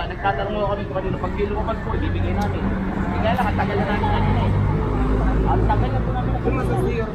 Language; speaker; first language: Filipino; native; Filipino